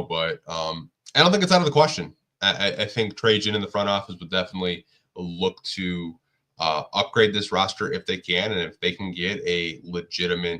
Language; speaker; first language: English; native; English